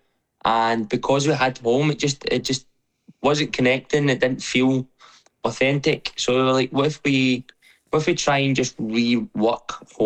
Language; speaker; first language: English; native; English